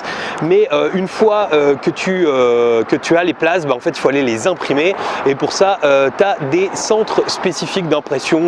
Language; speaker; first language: French; native; French